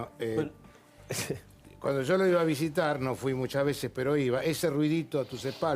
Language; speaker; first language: Spanish; native; Spanish